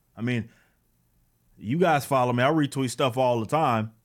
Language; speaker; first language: English; native; English